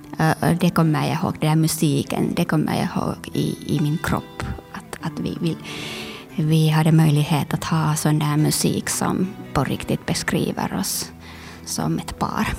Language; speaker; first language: Swedish; non-native, local second language; Finnish